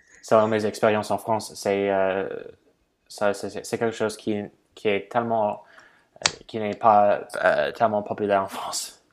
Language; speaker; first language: French; non-native, learner; English